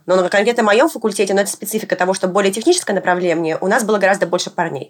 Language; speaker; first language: Russian; native; Russian